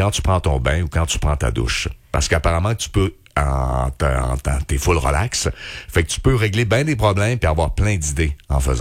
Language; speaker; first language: French; native; French